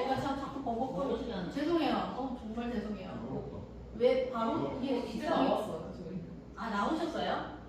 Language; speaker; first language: Korean; native; Korean